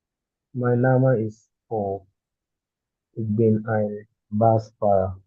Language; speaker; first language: German; non-native, learner; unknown